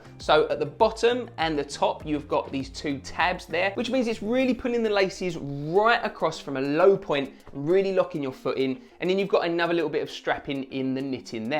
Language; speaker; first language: English; native; English